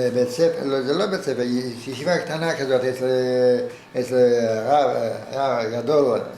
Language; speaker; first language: Hebrew; non-native, fluent; Yiddish